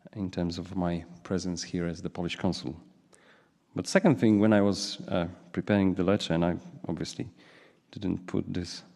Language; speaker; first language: English; non-native, fluent; Polish